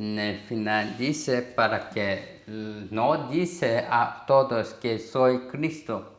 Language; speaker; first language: Spanish; non-native, learner; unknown